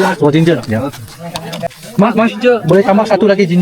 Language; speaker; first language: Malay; non-native, local second language; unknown